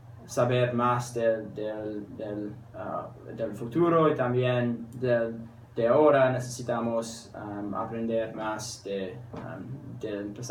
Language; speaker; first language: Spanish; non-native, learner; English